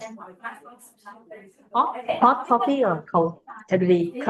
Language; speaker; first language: English; non-native, learner; Vietnamese